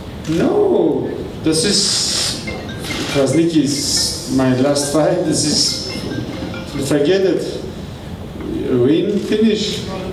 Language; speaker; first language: English; non-native, learner; Armenian